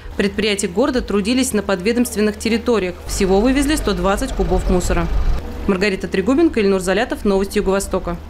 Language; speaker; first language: Russian; native; Russian